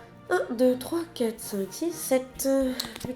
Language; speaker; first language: French; native; French